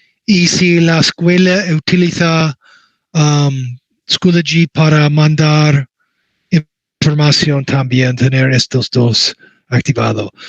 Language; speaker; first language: Spanish; non-native, learner; English